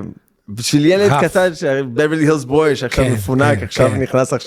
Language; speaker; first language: Hebrew; early bilingual, heritage; English